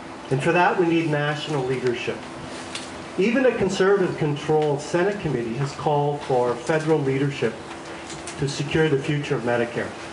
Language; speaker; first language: English; native; English